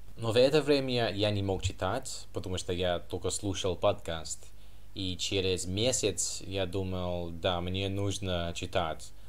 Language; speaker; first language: Russian; non-native, learner; English